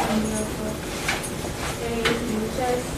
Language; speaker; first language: Spanish; non-native, learner; English